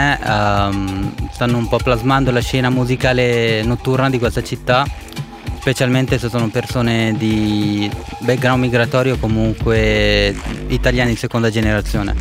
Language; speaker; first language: Italian; early bilingual, other home language; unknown